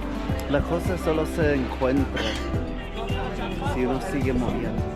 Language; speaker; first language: Spanish; non-native, fluent; English